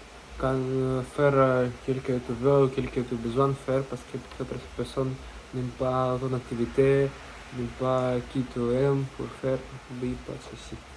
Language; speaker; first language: French; non-native, learner; Russian